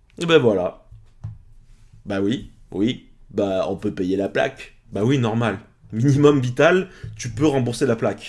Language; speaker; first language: French; native; French